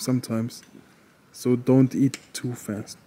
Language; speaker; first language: English; non-native, learner; German